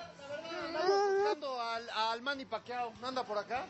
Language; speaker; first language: Spanish; native; Spanish